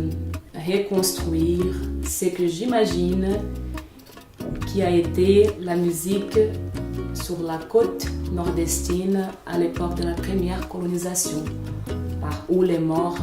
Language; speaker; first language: French; non-native, fluent; Portuguese